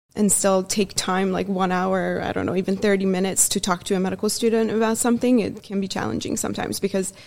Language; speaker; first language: English; early bilingual, other home language; Persian